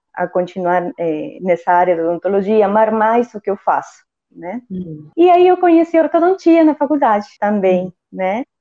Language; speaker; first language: Portuguese; non-native, fluent; Spanish